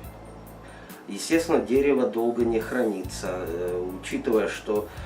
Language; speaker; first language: Russian; native; Russian